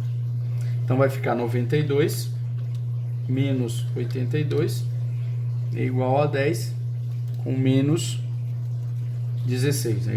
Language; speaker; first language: Portuguese; native; Portuguese